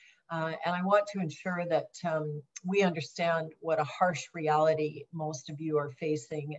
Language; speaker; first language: English; native; English